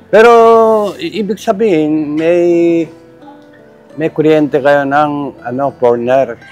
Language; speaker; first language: Filipino; non-native, learner; Japanese